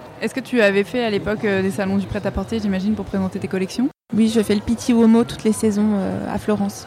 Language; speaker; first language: French; native; French